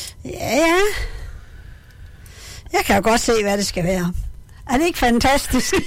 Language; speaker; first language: Danish; native; Danish